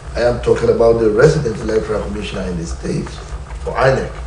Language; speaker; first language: English; non-native, local second language; Yoruba